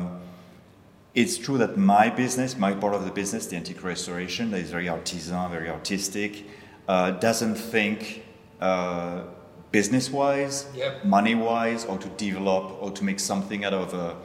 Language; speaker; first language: English; non-native, fluent; French